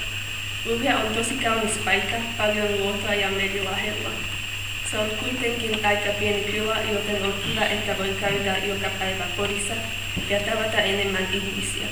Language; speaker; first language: Finnish; non-native, fluent; Slovak